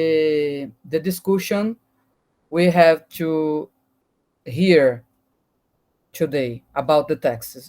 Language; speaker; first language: English; non-native, learner; Portuguese